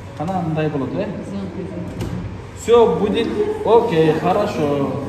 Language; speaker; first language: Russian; non-native, local second language; Kyrgyz